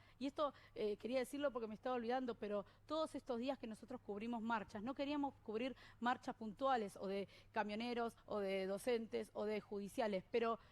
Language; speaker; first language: Spanish; native; Spanish